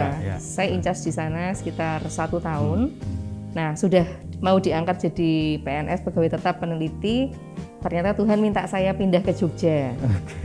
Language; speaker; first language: Indonesian; native; Indonesian